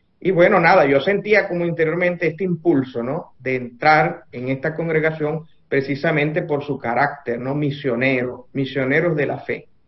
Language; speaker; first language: Spanish; native; Spanish